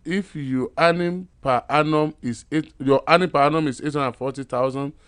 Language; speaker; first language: English; non-native, local second language; Yoruba